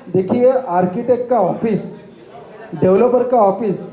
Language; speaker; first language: Hindi; non-native, local second language; Marathi